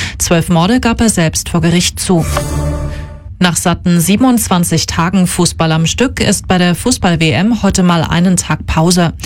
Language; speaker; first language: German; native; German